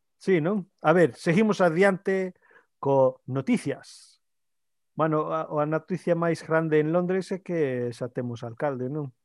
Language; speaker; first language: Galician; early bilingual, heritage; Galician